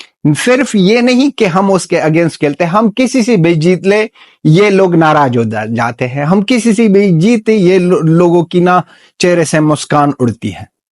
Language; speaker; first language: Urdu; non-native, fluent; Pashto